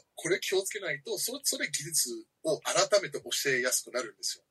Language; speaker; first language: Japanese; early bilingual, heritage; Japanese